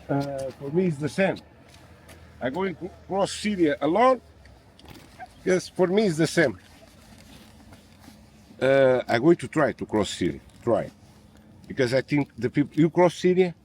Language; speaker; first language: English; non-native, learner; Portuguese